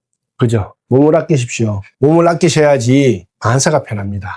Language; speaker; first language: Korean; native; Korean